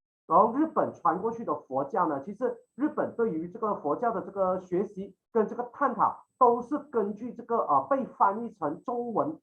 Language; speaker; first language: Chinese; native; Chinese